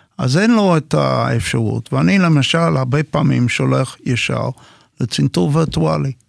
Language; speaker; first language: Hebrew; non-native, fluent; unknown